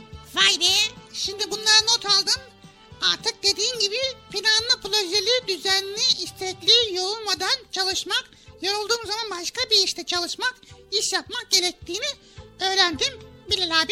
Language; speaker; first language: Turkish; native; Turkish